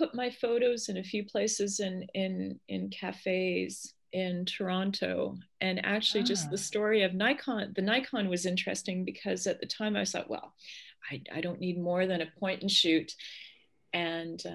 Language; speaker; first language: English; early bilingual, other home language; Polish